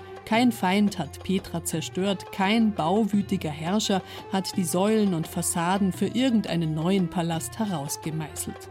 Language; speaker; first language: German; native; German